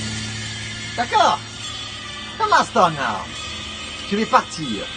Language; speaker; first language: French; non-native, learner; English